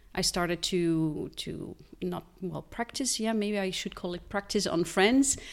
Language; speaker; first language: English; non-native, fluent; Dutch